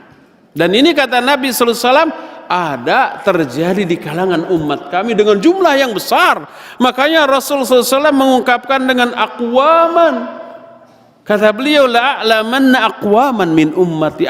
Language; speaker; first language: Indonesian; native; Indonesian